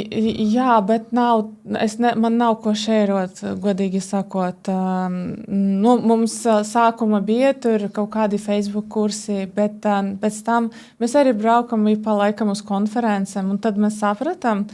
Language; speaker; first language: Latvian; non-native, local second language; Russian